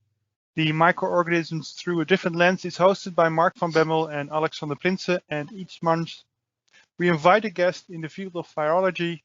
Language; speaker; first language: English; non-native, fluent; Dutch